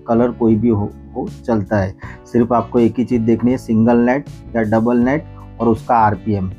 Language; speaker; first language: Hindi; native; Hindi